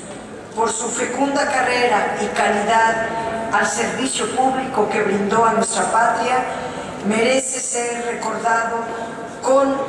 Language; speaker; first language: Spanish; native; Spanish